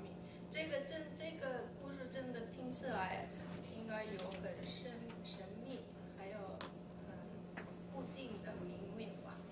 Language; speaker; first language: Chinese; early bilingual, heritage; English